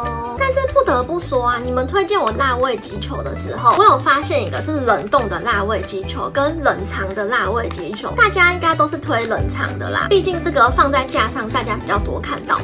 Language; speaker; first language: Chinese; native; Chinese